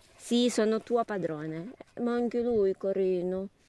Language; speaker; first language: Italian; non-native, fluent; Russian